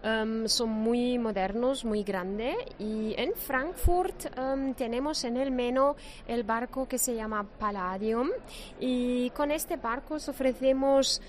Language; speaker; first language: Spanish; non-native, fluent; German